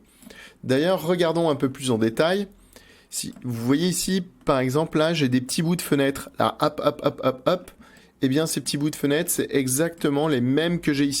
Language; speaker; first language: French; native; French